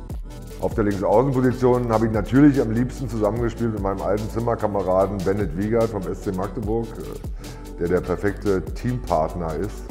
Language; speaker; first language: German; native; German